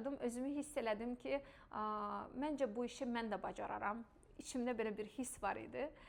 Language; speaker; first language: Azerbaijani; non-native, local second language; Russian